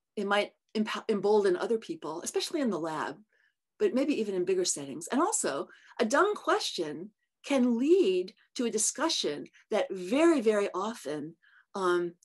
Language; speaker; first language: English; native; English